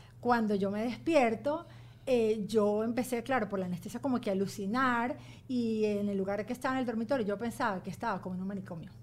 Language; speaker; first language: Spanish; native; Spanish